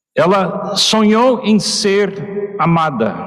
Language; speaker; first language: Portuguese; non-native, fluent; English